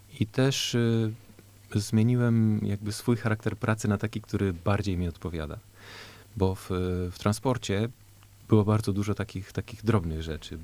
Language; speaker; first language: Polish; early bilingual, heritage; Polish